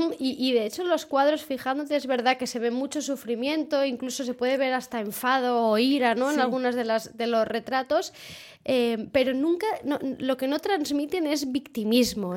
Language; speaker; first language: Spanish; non-native, local second language; Catalan